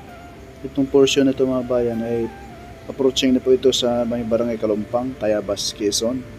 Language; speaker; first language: Filipino; native; Filipino